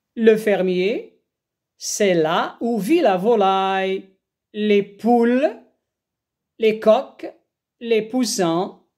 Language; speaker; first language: French; non-native, local second language; Arabic